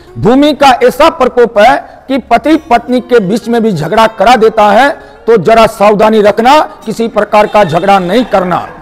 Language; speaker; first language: Hindi; non-native, local second language; Marathi